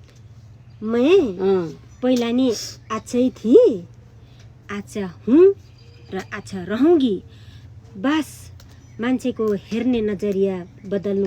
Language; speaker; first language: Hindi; non-native, learner; Nepali